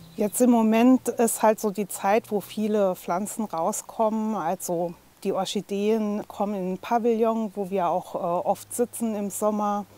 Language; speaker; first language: German; native; German